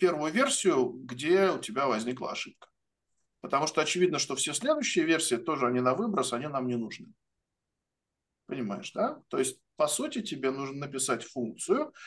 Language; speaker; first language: Russian; native; Russian